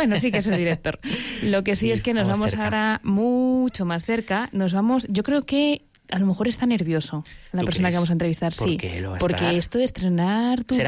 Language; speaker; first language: Spanish; native; Spanish